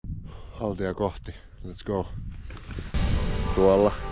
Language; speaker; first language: Finnish; native; Finnish